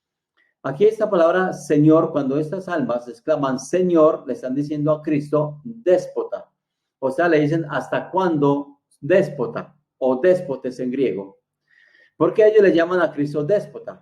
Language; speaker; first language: Spanish; native; Spanish